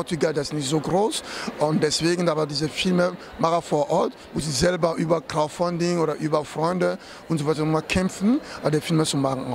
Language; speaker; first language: German; non-native, fluent; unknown